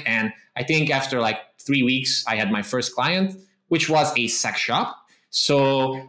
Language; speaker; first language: English; non-native, fluent; Romanian